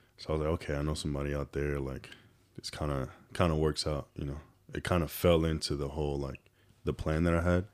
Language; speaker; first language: English; native; English